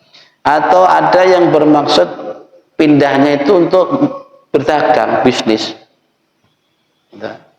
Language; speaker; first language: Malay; non-native, local second language; Javanese